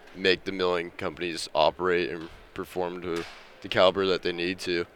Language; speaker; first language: English; native; English